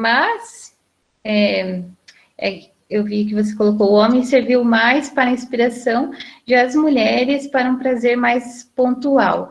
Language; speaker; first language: Portuguese; native; Portuguese